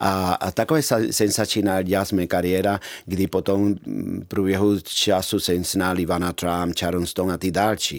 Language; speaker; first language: Czech; non-native, fluent; Spanish